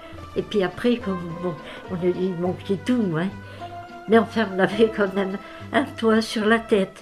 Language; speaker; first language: French; native; French